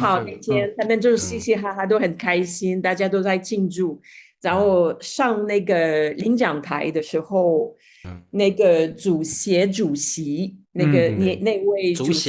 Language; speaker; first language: Chinese; non-native, fluent; Spanish